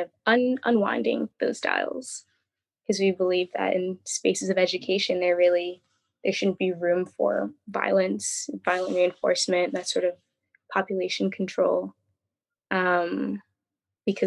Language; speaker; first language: English; native; English